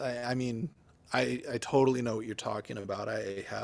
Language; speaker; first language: English; native; English